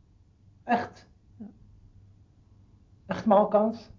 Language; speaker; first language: Dutch; non-native, learner; Arabic